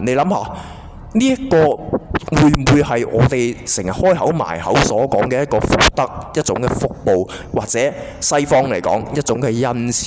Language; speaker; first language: Cantonese; native; Cantonese